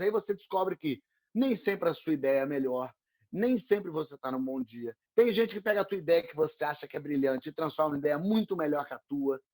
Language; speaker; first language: Portuguese; native; Portuguese